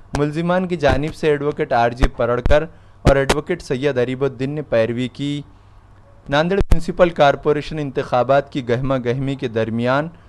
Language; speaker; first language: Urdu; native; Urdu